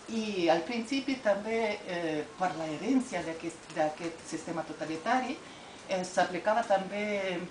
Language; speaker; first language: Catalan; non-native, fluent; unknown